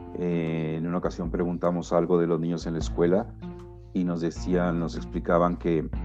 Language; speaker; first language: Spanish; native; Spanish